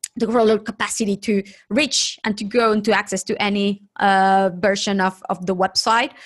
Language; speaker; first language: English; non-native, fluent; Spanish